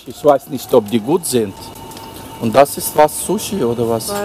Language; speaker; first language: German; non-native, learner; Ukrainian